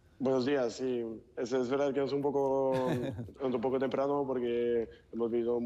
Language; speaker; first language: Spanish; non-native, fluent; French